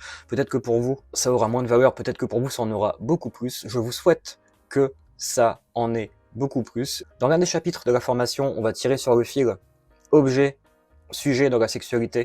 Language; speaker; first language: French; native; French